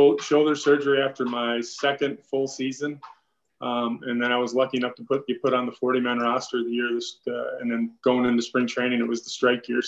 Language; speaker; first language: English; native; English